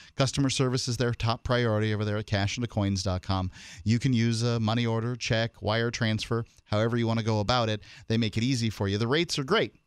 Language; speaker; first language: English; native; English